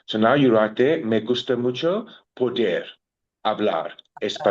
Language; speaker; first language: Spanish; non-native, learner; English